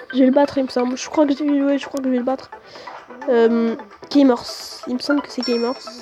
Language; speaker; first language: French; native; French